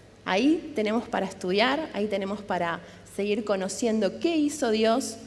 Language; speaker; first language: Spanish; native; Spanish